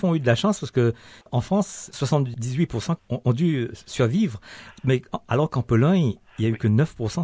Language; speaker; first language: French; native; French